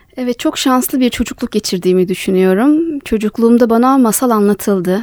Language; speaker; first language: Turkish; native; Turkish